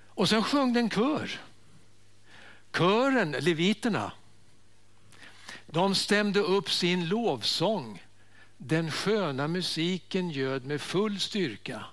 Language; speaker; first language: Swedish; native; Swedish